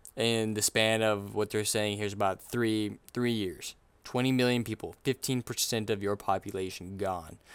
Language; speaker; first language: English; native; English